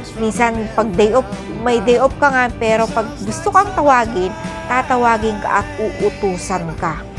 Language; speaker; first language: Filipino; native; Filipino